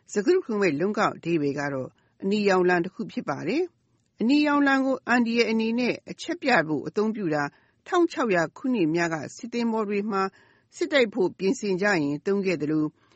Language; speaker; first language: Burmese; native; Burmese